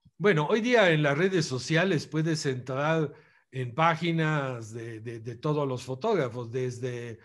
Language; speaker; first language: Spanish; non-native, fluent; Italian